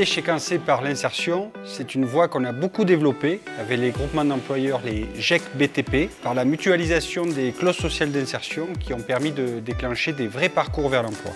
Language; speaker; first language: French; native; French